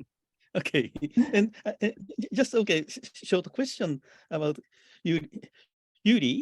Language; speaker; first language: English; non-native, fluent; Japanese